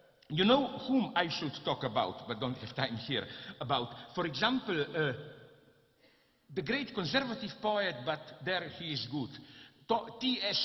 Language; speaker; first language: English; non-native, fluent; Slovenian